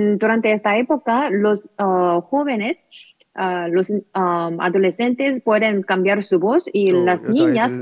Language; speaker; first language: Spanish; non-native, learner; Korean